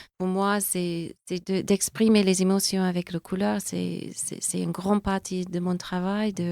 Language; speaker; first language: French; non-native, fluent; English